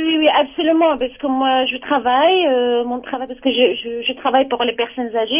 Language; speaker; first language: French; non-native, learner; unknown